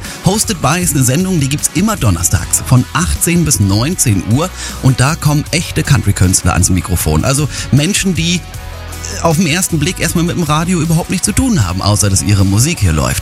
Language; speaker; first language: German; native; German